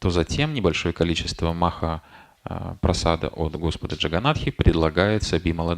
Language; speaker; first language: Russian; native; Russian